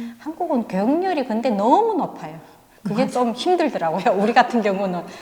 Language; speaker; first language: Korean; non-native, fluent; Chinese